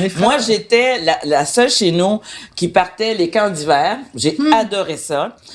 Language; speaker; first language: French; early bilingual, other home language; Haitian Creole